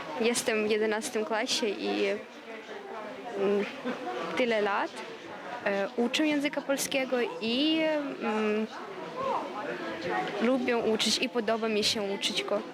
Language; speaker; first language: Polish; non-native, learner; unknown